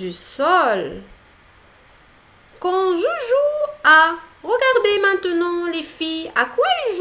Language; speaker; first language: French; non-native, local second language; Arabic